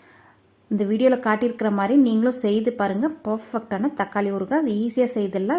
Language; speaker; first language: Tamil; native; Tamil